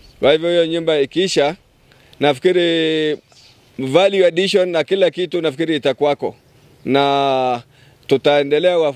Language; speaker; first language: Swahili; non-native, local second language; Somali